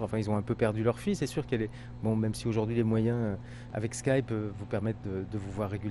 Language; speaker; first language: French; native; French